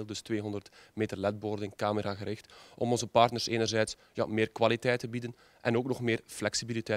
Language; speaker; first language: Dutch; native; Dutch